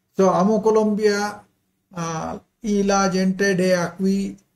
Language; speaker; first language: Spanish; non-native, learner; Hindi